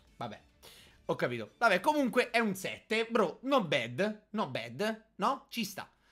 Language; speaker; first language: Italian; native; Italian